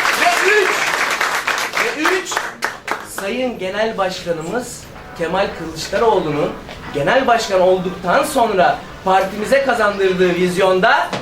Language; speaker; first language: Turkish; native; Turkish